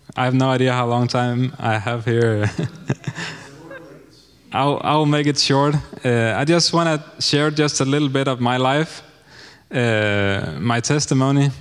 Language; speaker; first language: English; non-native, fluent; Danish